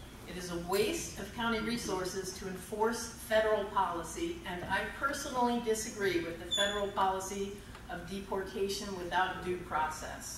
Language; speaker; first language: English; early bilingual, other home language; Spanish